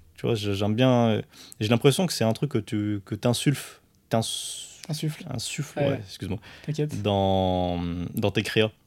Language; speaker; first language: French; early bilingual, other home language; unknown